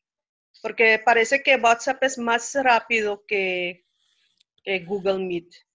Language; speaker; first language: Spanish; non-native, fluent; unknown